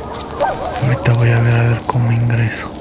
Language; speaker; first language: Spanish; native; Spanish